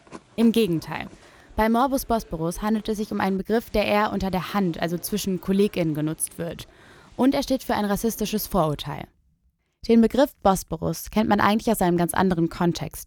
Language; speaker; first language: German; native; German